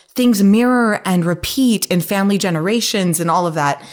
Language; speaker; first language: English; native; English